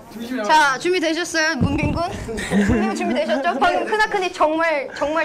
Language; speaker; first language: Korean; native; Korean